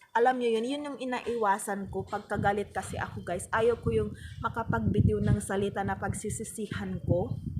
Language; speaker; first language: Filipino; non-native, local second language; Iloko